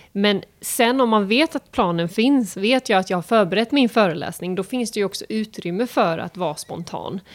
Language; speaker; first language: Swedish; native; Swedish